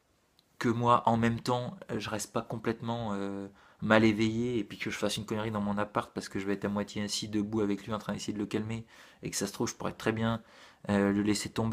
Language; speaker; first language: French; native; French